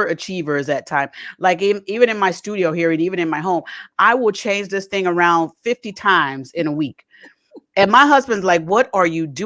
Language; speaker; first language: English; native; English